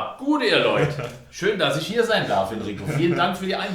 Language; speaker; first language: German; native; German